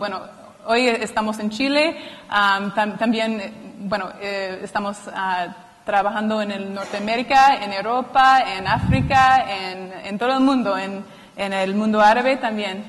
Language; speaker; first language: Spanish; non-native, fluent; English